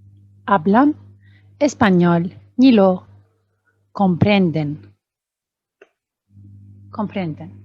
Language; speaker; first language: Spanish; non-native, fluent; Arabic